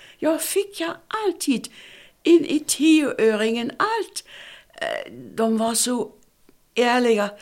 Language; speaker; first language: Swedish; non-native, fluent; German